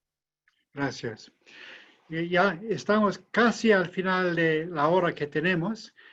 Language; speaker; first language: Spanish; non-native, fluent; English